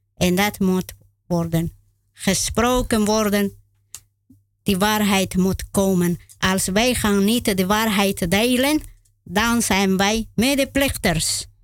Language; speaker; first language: Dutch; non-native, learner; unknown